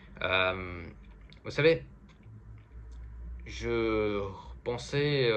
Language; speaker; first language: French; non-native, fluent; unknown